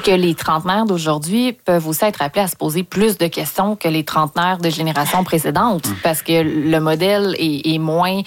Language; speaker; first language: French; native; French